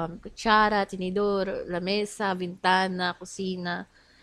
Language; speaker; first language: English; non-native, local second language; Filipino